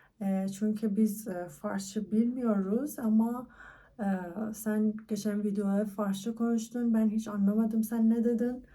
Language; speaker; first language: Turkish; non-native, learner; Persian